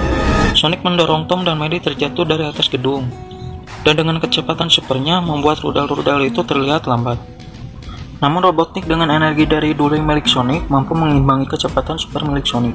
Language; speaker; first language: Indonesian; native; Indonesian